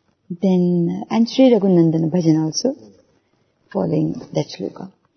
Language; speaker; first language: English; non-native, local second language; Marathi